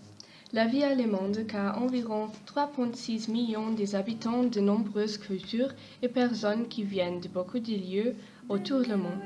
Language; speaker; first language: French; non-native, learner; German